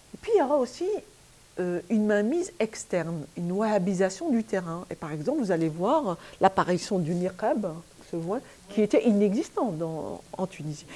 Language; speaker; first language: French; native; French